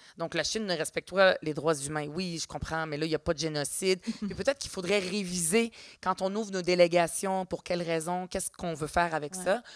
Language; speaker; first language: French; early bilingual, other home language; Arabic